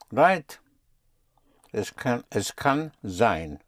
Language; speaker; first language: German; non-native, fluent; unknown